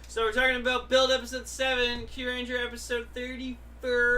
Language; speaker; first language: English; native; English